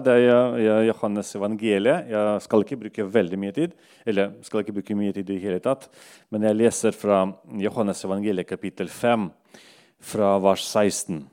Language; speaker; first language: Norwegian; non-native, local second language; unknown